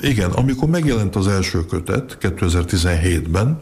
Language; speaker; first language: Hungarian; early bilingual, heritage; Hungarian